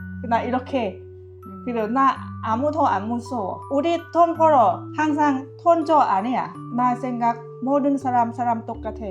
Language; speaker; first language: Korean; non-native, learner; Lao